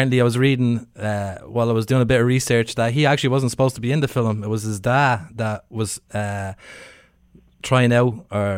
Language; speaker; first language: English; native; English